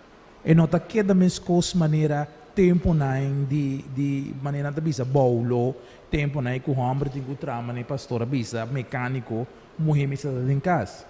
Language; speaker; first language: Portuguese; non-native, learner; Papiamento